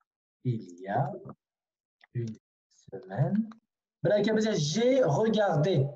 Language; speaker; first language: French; non-native, fluent; Kurdish